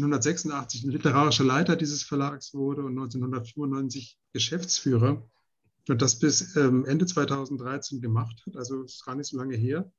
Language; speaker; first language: German; native; German